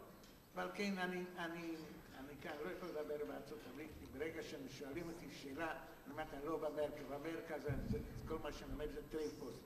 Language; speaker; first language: Hebrew; non-native, fluent; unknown